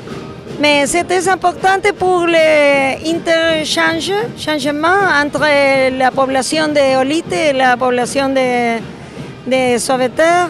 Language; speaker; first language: French; non-native, local second language; Basque